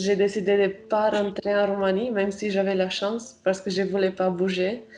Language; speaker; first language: French; non-native, fluent; Romanian